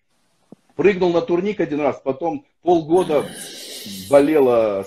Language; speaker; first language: Russian; native; Russian